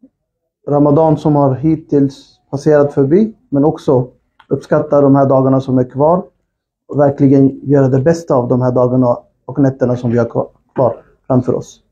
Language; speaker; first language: Swedish; non-native, fluent; Urdu